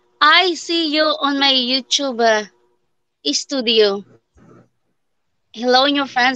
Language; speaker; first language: English; non-native, local second language; Filipino